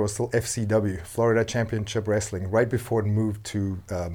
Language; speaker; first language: English; non-native, local second language; Afrikaans